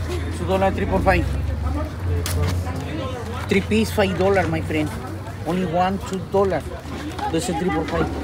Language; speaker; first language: English; non-native, learner; Spanish